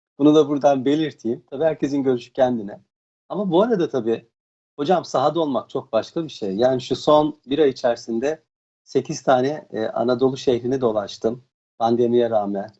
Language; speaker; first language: Turkish; native; Turkish